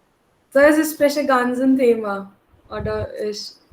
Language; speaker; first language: German; non-native, learner; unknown